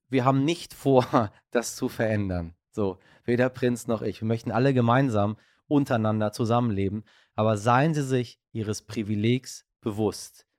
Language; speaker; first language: German; early bilingual, other home language; Persian